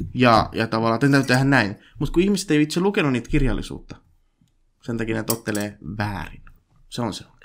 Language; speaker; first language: Finnish; early bilingual, other home language; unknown